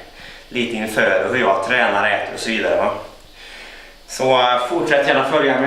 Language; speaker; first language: Swedish; native; Swedish